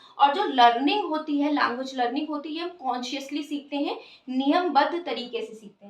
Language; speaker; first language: Hindi; native; Hindi